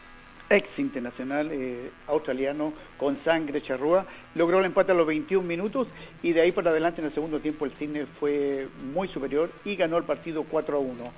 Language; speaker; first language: Spanish; native; Spanish